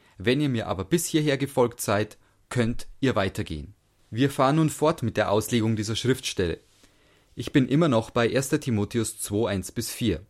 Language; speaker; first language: German; non-native, fluent; English